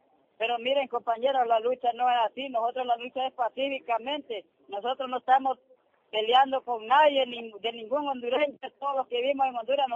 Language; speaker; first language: Spanish; native; Spanish